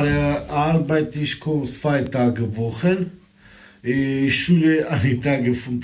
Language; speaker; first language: German; non-native, learner; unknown